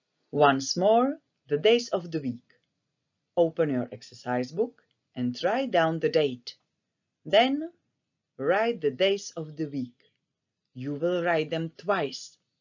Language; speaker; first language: English; non-native, fluent; Czech